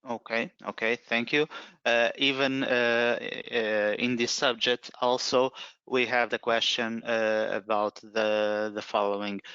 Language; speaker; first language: English; non-native, fluent; Portuguese